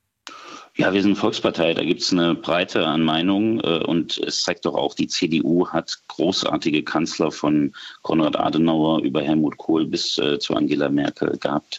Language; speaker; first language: German; native; German